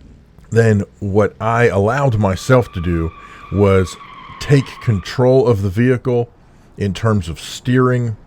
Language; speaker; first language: English; native; English